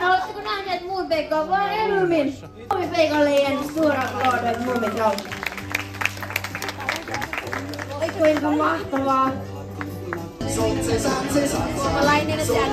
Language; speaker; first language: Finnish; native; Finnish